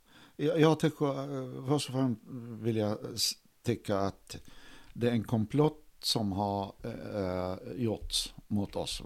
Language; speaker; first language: Swedish; non-native, fluent; Arabic